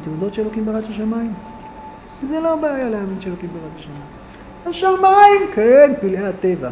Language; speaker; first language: Hebrew; native; Hebrew